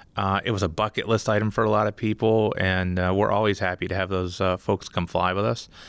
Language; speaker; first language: English; native; English